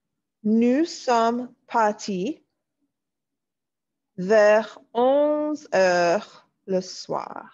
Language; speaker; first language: French; non-native, fluent; English